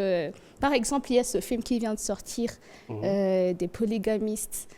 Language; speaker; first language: French; non-native, local second language; Rundi